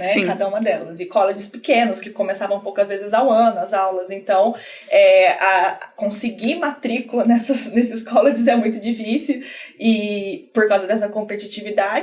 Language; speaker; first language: Portuguese; native; Portuguese